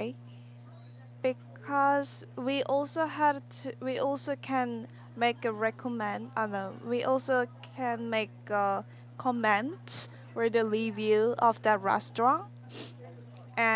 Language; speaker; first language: English; non-native, learner; Korean